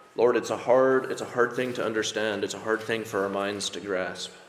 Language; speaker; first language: English; native; English